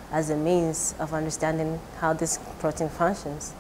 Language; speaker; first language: English; non-native, local second language; Igbo